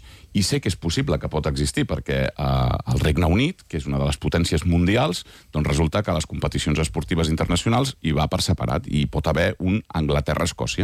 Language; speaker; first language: Catalan; native; Catalan